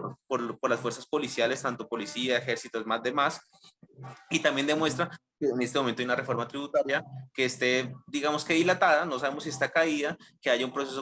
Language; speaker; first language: Spanish; native; Spanish